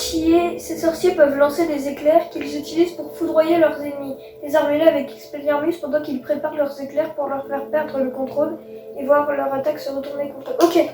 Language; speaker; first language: French; native; French